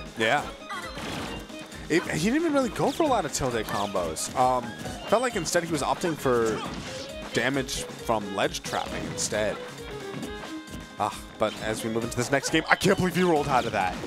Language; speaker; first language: English; native; English